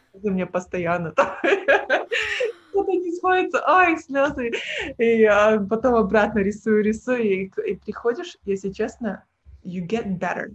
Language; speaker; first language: Russian; early bilingual, heritage; Russian